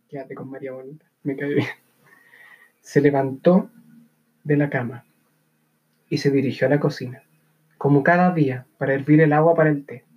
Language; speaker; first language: Spanish; native; Spanish